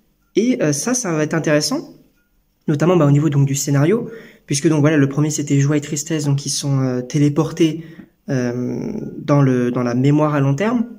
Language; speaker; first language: French; native; French